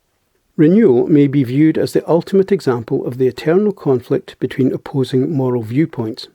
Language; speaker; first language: English; native; English